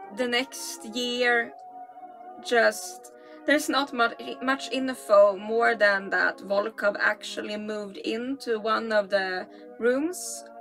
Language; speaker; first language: English; non-native, fluent; Swedish